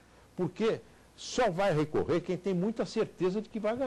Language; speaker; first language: Portuguese; native; Portuguese